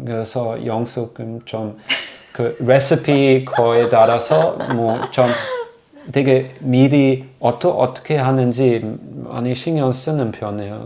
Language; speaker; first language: Korean; non-native, fluent; German